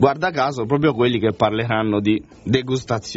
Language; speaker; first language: Italian; native; Italian